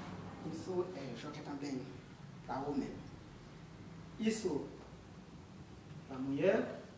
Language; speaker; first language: Portuguese; non-native, learner; Haitian Creole